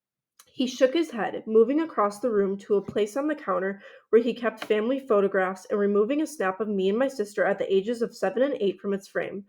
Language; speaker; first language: English; native; English